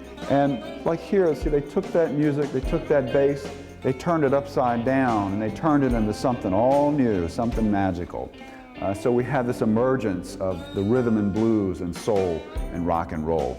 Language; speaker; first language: English; native; English